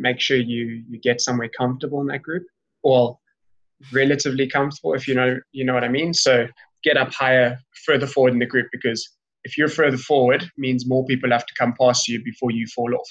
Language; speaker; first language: English; native; English